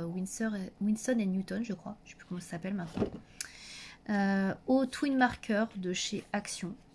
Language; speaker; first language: French; native; French